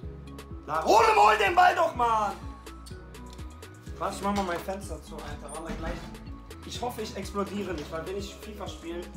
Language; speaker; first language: German; native; German